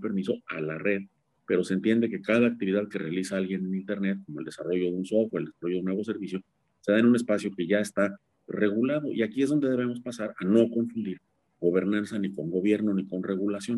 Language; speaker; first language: Spanish; native; Spanish